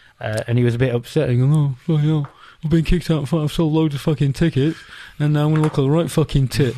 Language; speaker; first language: English; native; English